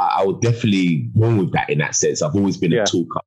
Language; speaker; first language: English; native; English